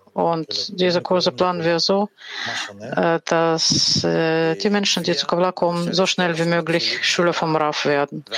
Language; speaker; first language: German; non-native, fluent; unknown